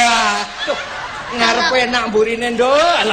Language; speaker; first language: Indonesian; non-native, local second language; Javanese